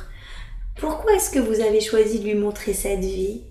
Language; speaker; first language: French; native; French